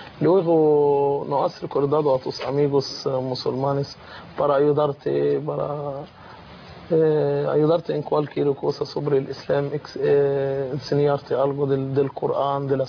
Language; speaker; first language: Spanish; non-native, fluent; Arabic